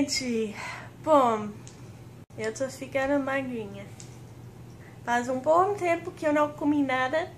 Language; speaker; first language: Portuguese; non-native, learner; English